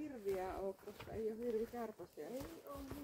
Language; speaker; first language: Finnish; native; Finnish